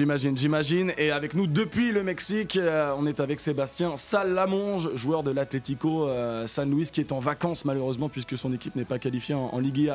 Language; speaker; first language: French; native; French